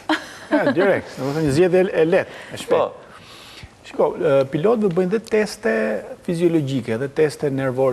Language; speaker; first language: Albanian; native; Albanian